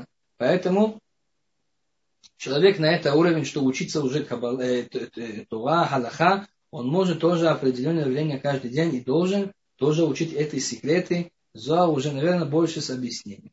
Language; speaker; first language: Russian; non-native, fluent; Hebrew